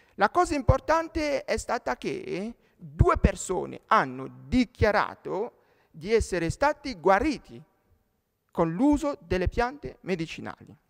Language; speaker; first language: Italian; non-native, fluent; French